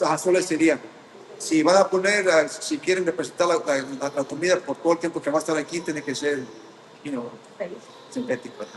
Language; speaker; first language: Spanish; early bilingual, heritage; Spanish